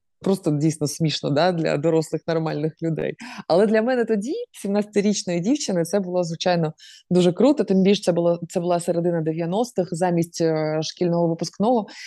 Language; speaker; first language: Ukrainian; non-native, local second language; Russian